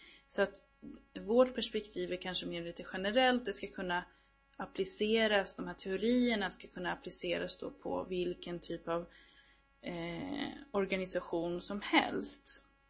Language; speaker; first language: Swedish; native; Swedish